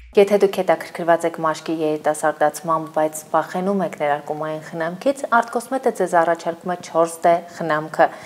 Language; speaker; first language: Armenian; native; Armenian